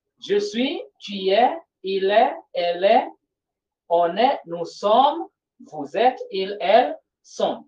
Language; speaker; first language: French; non-native, fluent; Swahili